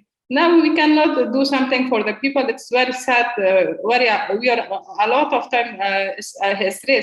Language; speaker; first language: English; non-native, learner; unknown